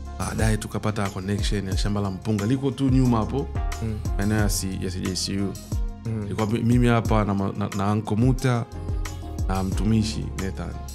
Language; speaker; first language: Swahili; native; Swahili